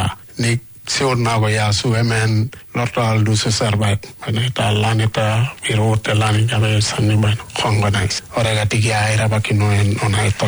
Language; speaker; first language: Basque; non-native, learner; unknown